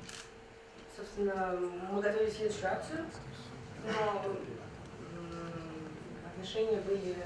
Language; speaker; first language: Russian; native; Russian